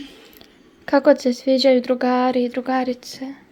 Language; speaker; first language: Bosnian; native; Bosnian